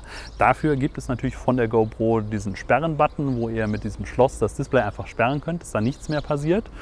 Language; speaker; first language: German; native; German